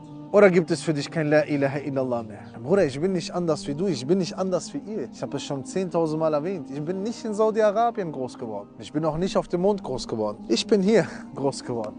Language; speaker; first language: German; early bilingual, other home language; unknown